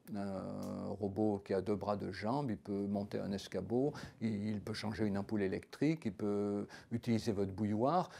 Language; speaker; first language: French; native; French